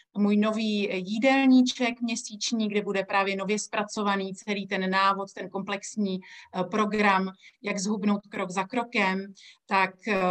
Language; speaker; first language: Czech; native; Czech